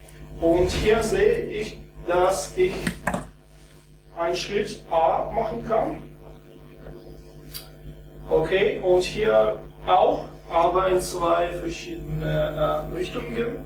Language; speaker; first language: German; non-native, fluent; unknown